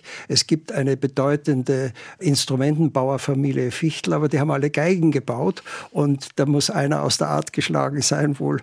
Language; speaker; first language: German; native; German